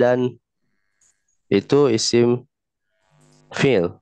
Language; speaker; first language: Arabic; non-native, fluent; Indonesian